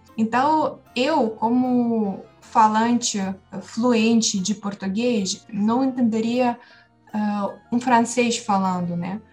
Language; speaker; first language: Portuguese; non-native, fluent; Ukrainian